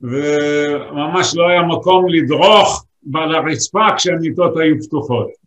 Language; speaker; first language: Hebrew; early bilingual, other home language; Arabic